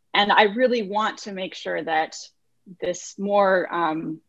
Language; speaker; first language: English; native; English